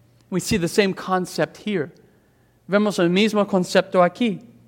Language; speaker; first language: Spanish; non-native, fluent; English